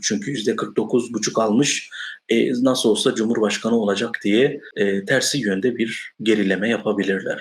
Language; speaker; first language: Turkish; non-native, local second language; Kurdish